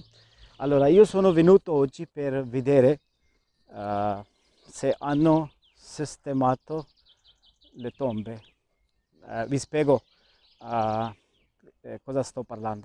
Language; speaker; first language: Italian; non-native, learner; Urdu